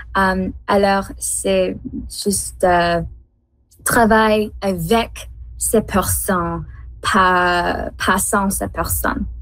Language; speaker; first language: French; non-native, learner; English